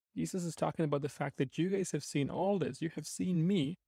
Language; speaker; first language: English; non-native, local second language; Malayalam